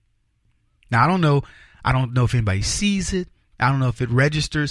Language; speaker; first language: English; native; English